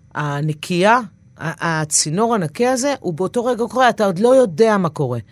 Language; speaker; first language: Hebrew; native; Hebrew